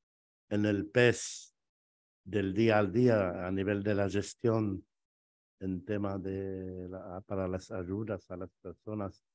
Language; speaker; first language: Catalan; non-native, fluent; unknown